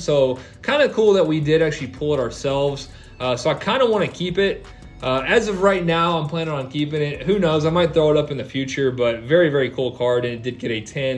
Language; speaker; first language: English; native; English